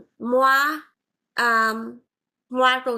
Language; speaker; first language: French; non-native, learner; Vietnamese